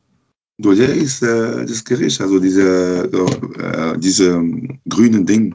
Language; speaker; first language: German; non-native, learner; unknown